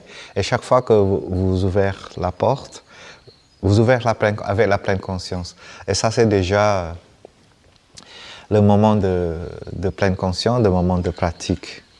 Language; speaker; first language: French; non-native, fluent; Vietnamese